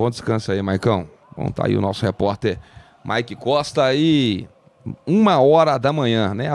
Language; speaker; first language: Portuguese; native; Portuguese